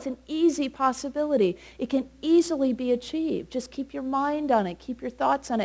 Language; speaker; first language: English; native; English